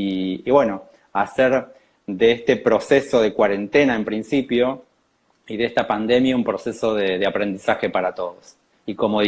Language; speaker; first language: Spanish; native; Spanish